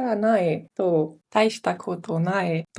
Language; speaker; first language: Japanese; non-native, learner; German